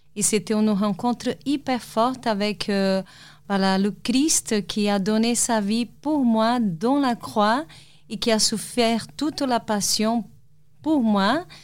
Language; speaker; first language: French; non-native, fluent; Portuguese